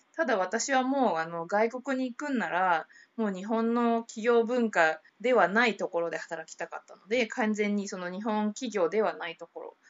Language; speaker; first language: Japanese; native; Japanese